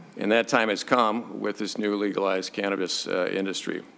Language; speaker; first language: English; native; English